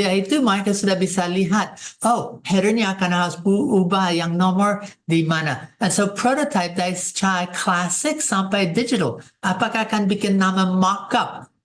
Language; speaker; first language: Indonesian; non-native, fluent; English